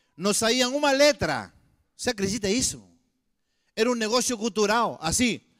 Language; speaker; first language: Portuguese; non-native, fluent; Spanish